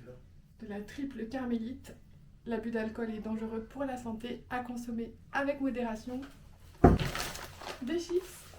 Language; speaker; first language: French; native; French